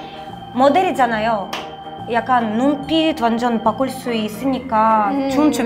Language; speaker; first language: Korean; non-native, fluent; Ukrainian